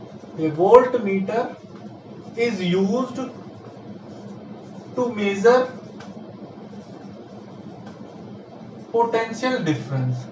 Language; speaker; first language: English; non-native, local second language; Hindi